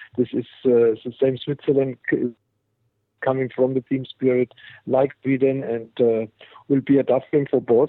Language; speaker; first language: English; non-native, fluent; German